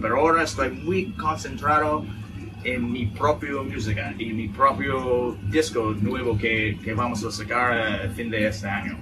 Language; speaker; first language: Spanish; non-native, learner; English